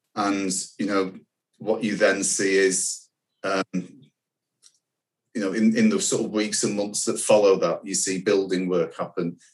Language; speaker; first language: English; native; English